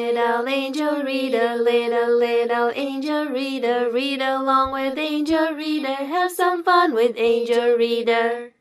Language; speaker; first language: English; non-native, fluent; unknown